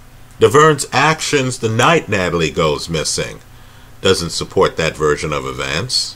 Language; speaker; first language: English; native; English